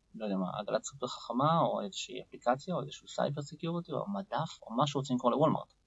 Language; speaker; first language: Hebrew; native; Hebrew